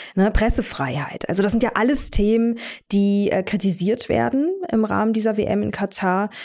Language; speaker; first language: German; native; German